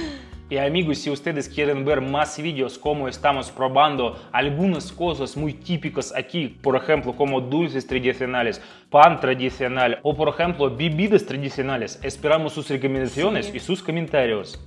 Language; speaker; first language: Spanish; non-native, fluent; Russian